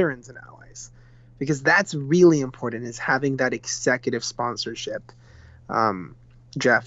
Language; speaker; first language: English; non-native, fluent; Spanish